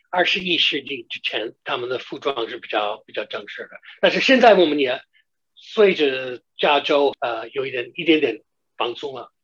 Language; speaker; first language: Chinese; non-native, fluent; English